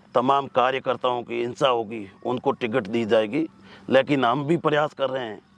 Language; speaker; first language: Hindi; native; Hindi